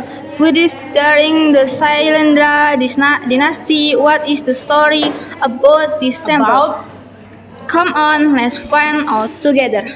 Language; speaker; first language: English; non-native, learner; Indonesian